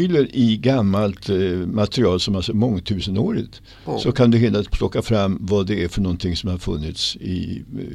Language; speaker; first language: Swedish; native; Swedish